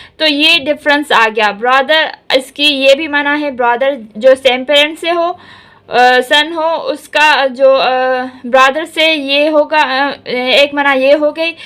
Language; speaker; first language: Urdu; non-native, local second language; Sindhi